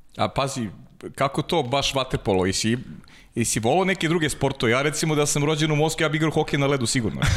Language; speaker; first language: Serbian; native; Serbian